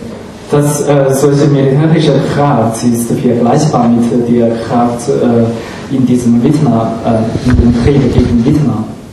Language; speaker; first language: German; non-native, fluent; Chinese